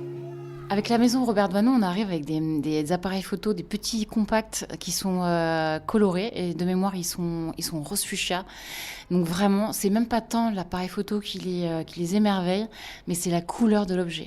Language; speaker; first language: French; native; French